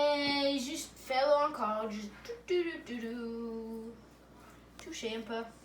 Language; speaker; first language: French; non-native, learner; English